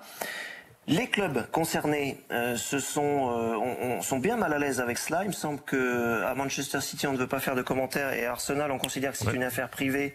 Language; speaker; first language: French; native; French